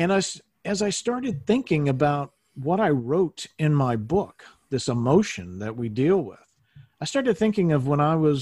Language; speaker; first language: English; native; English